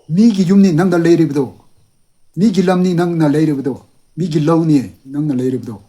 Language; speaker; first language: Manipuri; non-native, local second language; Tangkhul Naga (India)